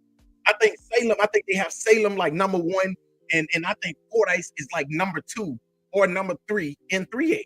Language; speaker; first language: English; native; English